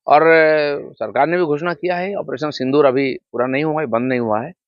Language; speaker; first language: Hindi; non-native, local second language; Bangla